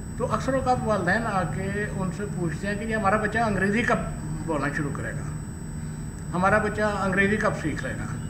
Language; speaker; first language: Urdu; non-native, local second language; Punjabi